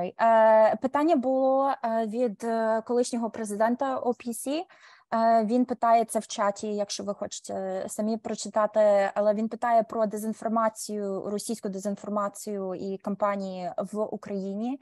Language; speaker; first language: Ukrainian; early bilingual, heritage; Ukrainian